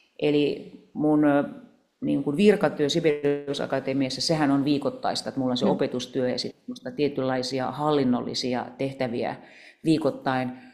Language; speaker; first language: Finnish; native; Finnish